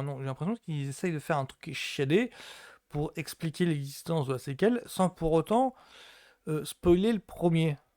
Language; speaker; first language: French; native; French